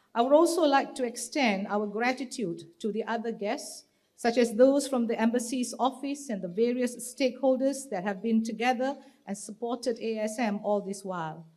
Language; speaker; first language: English; non-native, local second language; Malay